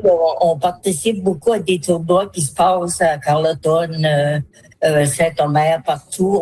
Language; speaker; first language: French; native; French